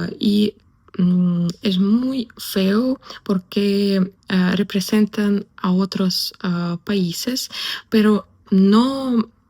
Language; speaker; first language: Spanish; non-native, fluent; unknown